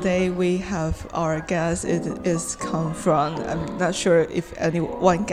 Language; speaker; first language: English; non-native, learner; Chinese